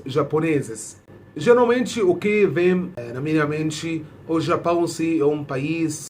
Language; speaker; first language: Portuguese; non-native, fluent; Arabic